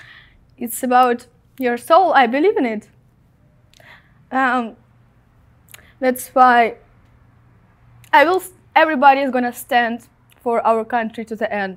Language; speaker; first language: English; non-native, fluent; Ukrainian